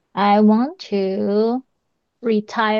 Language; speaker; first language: English; non-native, learner; Chinese